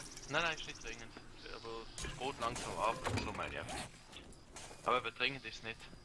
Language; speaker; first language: German; native; German